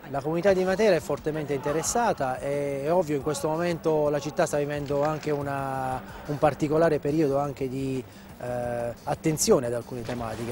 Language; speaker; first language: Italian; native; Italian